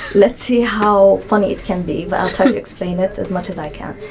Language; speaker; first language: English; non-native, fluent; Arabic